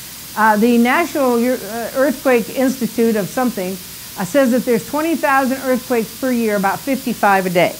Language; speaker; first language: English; native; English